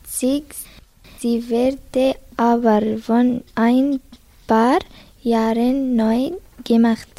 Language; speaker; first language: German; non-native, learner; Arabic